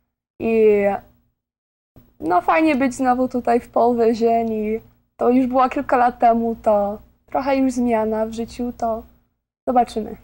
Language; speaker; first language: Polish; early bilingual, heritage; Polish